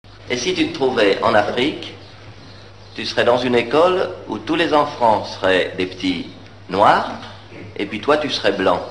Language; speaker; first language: French; native; French